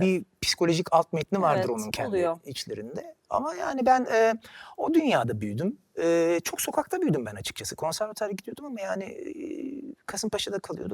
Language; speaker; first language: Turkish; native; Turkish